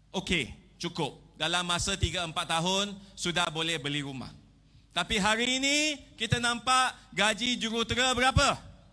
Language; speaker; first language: Malay; non-native, local second language; Chinese